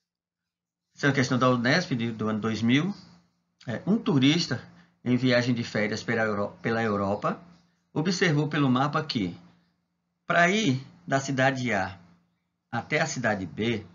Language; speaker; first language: Portuguese; native; Portuguese